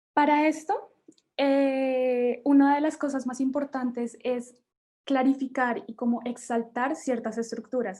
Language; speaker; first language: Spanish; native; Spanish